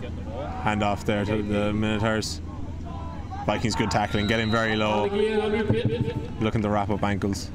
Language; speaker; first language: English; native; English